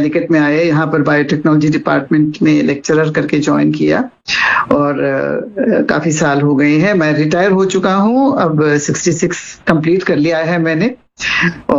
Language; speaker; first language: Hindi; native; Hindi